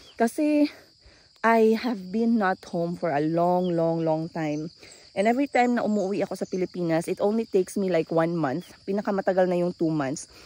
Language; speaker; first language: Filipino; non-native, local second language; Hiligaynon